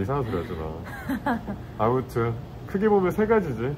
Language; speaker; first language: Korean; native; Korean